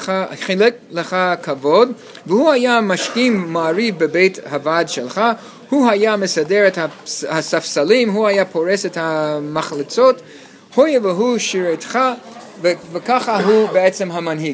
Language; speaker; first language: Hebrew; non-native, fluent; English